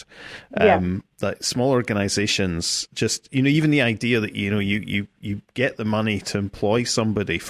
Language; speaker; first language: English; native; English